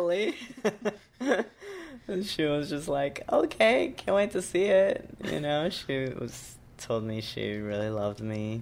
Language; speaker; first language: English; non-native, fluent; Portuguese